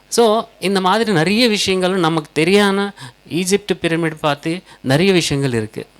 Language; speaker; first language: Tamil; native; Tamil